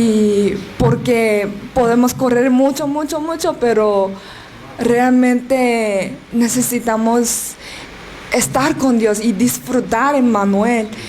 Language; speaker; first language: Spanish; non-native, learner; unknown